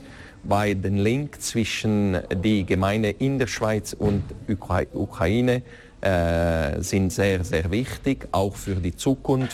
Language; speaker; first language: German; non-native, fluent; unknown